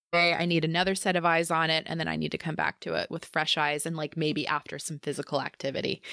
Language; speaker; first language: English; native; English